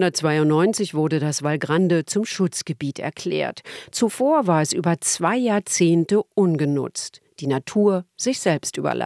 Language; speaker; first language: German; native; German